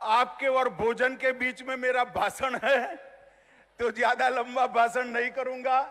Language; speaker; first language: Hindi; non-native, local second language; Gujarati